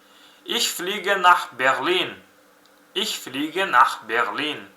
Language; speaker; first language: German; non-native, fluent; Uzbek